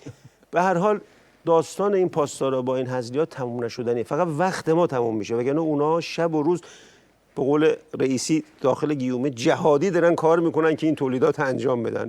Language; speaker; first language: Persian; native; Persian